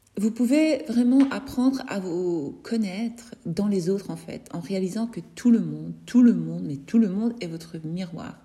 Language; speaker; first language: French; native; French